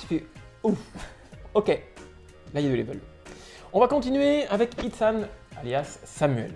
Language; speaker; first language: French; native; French